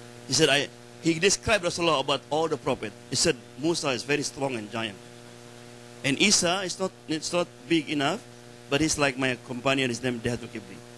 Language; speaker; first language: English; non-native, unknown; Indonesian